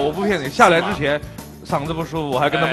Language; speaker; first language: Chinese; native; Chinese